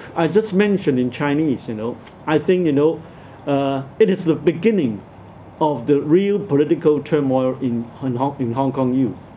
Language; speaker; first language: English; non-native, local second language; Cantonese